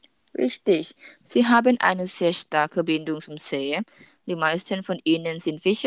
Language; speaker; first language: German; non-native, learner; Thai